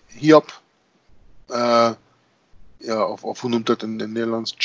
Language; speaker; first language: Dutch; non-native, fluent; German